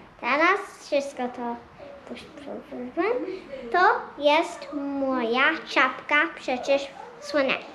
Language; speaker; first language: Polish; early bilingual, heritage; Polish